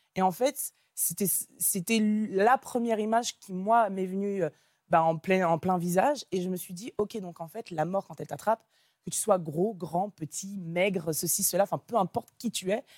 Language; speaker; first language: French; native; French